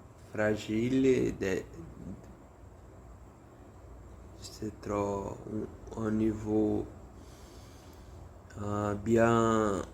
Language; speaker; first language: French; non-native, learner; Portuguese